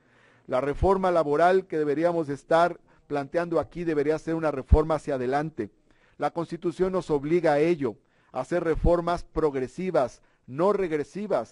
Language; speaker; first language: Spanish; native; Spanish